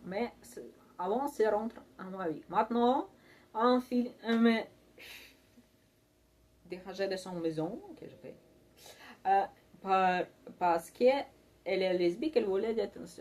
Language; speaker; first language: French; non-native, learner; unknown